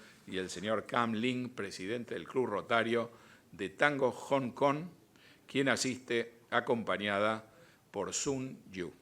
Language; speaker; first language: Spanish; native; Spanish